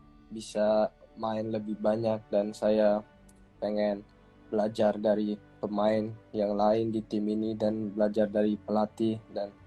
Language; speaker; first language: Indonesian; early bilingual, heritage; English